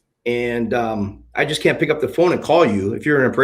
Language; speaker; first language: English; native; English